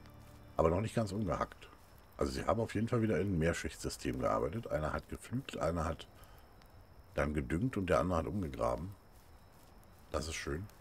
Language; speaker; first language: German; native; German